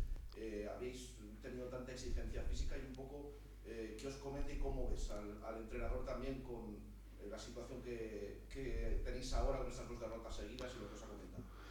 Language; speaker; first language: Spanish; native; Spanish